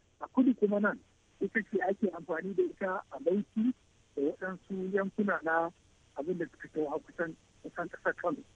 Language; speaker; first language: Hausa; native; Hausa